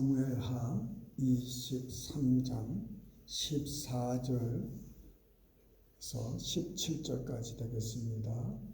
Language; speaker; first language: Korean; native; Korean